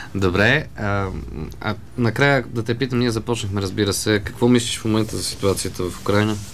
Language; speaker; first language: Bulgarian; native; Bulgarian